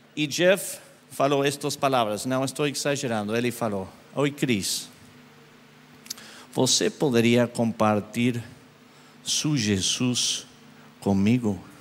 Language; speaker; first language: Portuguese; non-native, learner; English